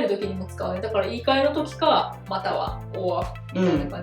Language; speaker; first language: Japanese; native; Japanese